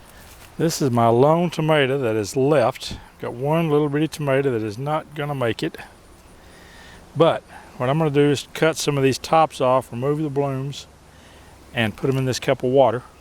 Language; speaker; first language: English; native; English